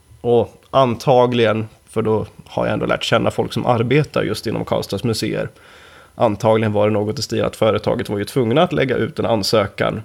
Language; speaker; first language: Swedish; native; Swedish